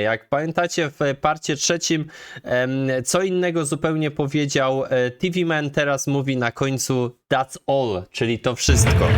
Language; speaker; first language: Polish; native; Polish